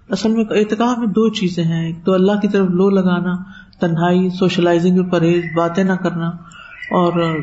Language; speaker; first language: Urdu; native; Urdu